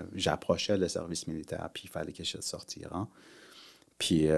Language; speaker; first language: French; early bilingual, other home language; Persian